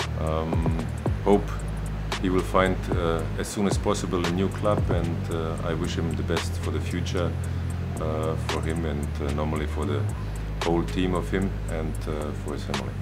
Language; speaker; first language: English; non-native, learner; Croatian